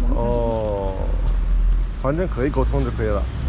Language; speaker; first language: Chinese; non-native, fluent; English